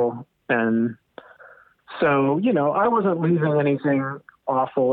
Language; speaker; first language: English; native; English